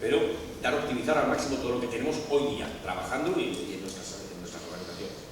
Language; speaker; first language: Spanish; native; Spanish